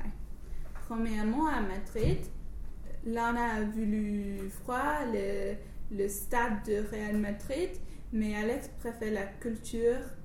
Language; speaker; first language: French; non-native, learner; English